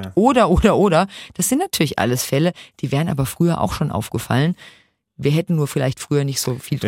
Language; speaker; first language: German; native; German